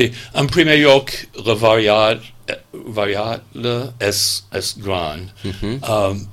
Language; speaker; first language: Catalan; non-native, learner; English